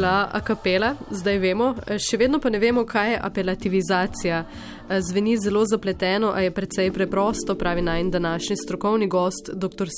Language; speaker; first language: Slovenian; native; Slovenian